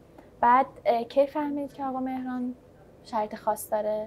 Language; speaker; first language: Persian; native; Persian